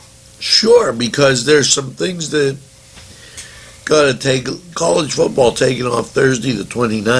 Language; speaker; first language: English; native; English